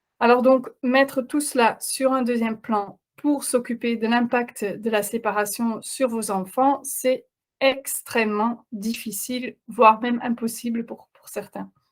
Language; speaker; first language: French; non-native, fluent; Dutch